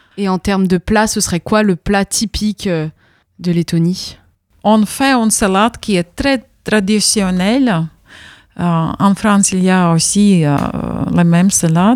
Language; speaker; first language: French; non-native, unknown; Latvian